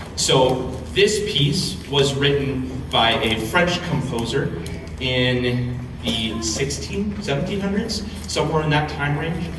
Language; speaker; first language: English; native; English